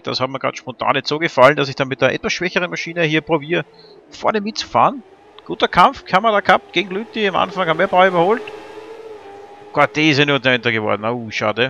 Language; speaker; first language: German; native; German